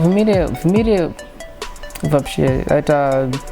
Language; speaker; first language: Russian; non-native, learner; English